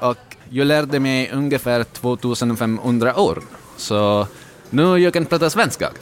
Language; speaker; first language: Swedish; non-native, learner; Italian